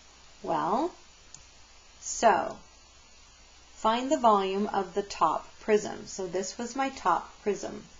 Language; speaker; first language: English; native; English